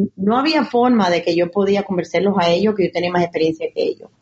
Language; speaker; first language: Spanish; early bilingual, heritage; Spanish